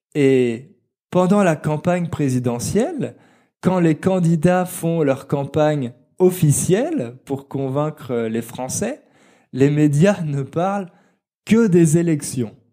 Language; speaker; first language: French; native; French